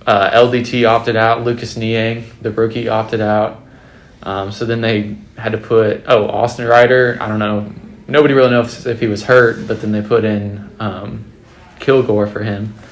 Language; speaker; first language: English; native; English